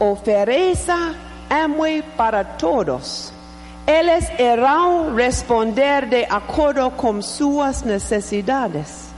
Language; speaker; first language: Portuguese; non-native, learner; English